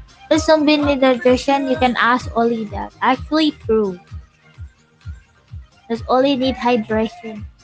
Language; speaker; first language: English; non-native, fluent; Indonesian